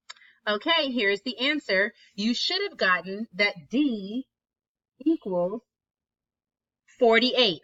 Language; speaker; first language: English; native; English